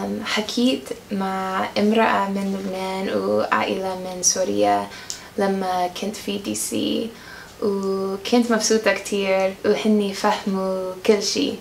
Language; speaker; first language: Arabic; non-native, learner; English